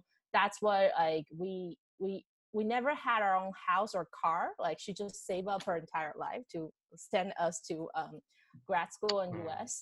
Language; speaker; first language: English; non-native, fluent; Chinese